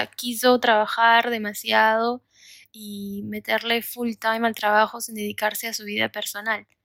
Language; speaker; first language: Spanish; native; Spanish